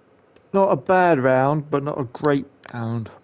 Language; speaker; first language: English; native; English